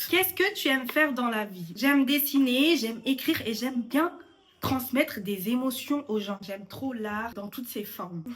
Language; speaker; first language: French; early bilingual, other home language; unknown